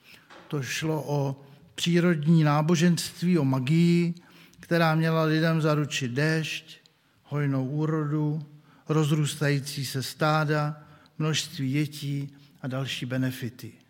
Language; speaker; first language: Czech; native; Czech